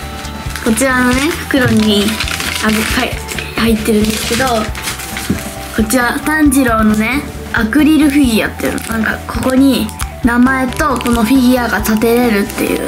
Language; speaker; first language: Japanese; native; Japanese